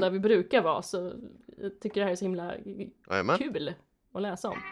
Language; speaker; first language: Swedish; native; Swedish